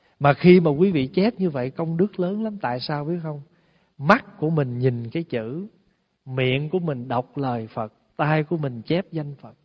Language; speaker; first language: Vietnamese; early bilingual, heritage; Vietnamese